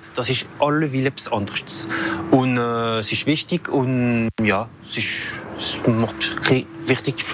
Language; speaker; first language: German; non-native, local second language; French